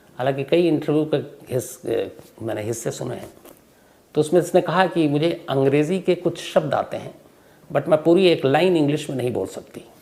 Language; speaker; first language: Hindi; native; Hindi